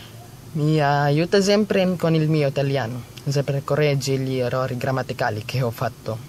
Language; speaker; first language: Italian; non-native, learner; Filipino